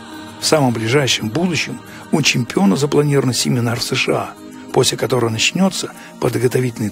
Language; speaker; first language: Russian; native; Russian